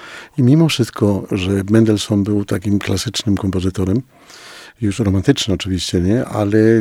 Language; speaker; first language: Polish; non-native, fluent; Spanish